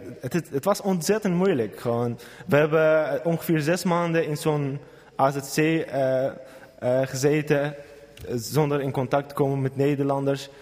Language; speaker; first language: Dutch; non-native, fluent; Kurdish